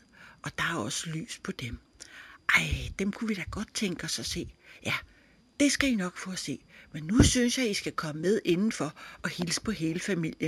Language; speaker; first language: Danish; native; Danish